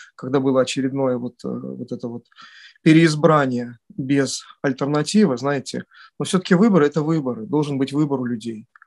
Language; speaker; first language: Russian; native; Russian